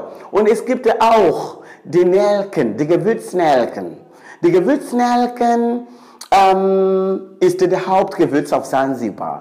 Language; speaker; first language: German; non-native, fluent; Swahili